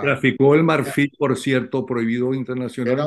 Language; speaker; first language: Spanish; native; Spanish